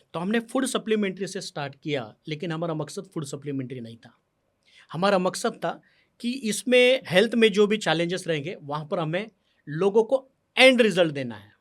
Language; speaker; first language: Hindi; non-native, local second language; Marathi